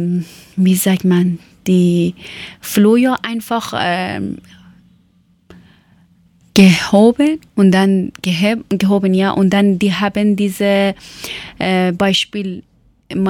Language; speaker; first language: German; non-native, learner; Persian